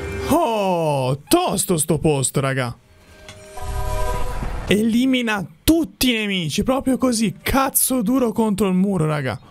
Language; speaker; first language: Italian; native; Italian